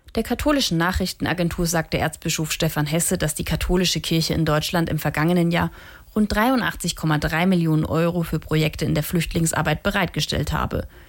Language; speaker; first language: German; native; German